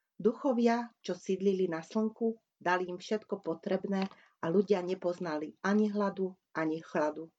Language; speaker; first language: Slovak; non-native, local second language; Hungarian